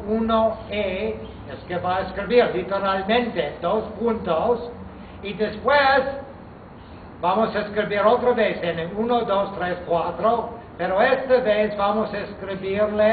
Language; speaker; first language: Spanish; non-native, fluent; English